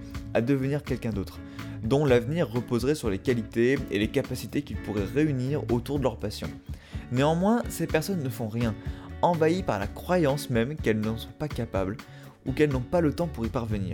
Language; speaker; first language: French; native; French